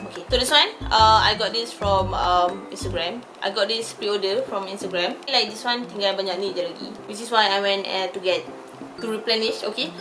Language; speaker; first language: English; non-native, local second language; Malay